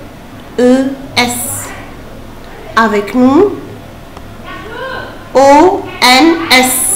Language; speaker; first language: French; non-native, fluent; Arabic